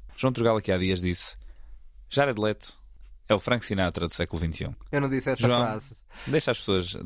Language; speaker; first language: Portuguese; native; Portuguese